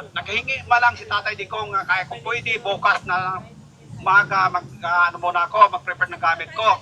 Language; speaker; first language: Filipino; non-native, local second language; Cebuano